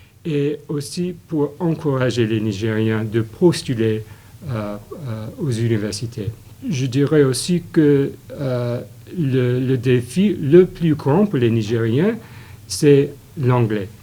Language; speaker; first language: French; non-native, fluent; English